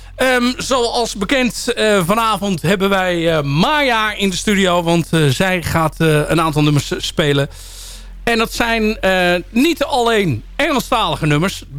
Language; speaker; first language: Dutch; native; Dutch